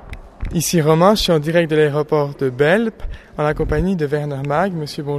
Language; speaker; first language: French; native; French